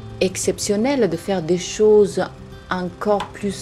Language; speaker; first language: French; non-native, fluent; Italian